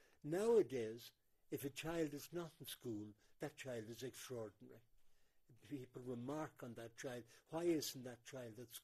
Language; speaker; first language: English; native; English